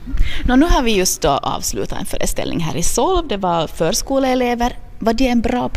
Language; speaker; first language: Swedish; native; Swedish